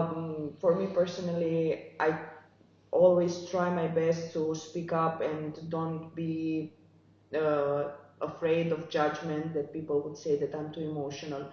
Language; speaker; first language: English; non-native, fluent; Romanian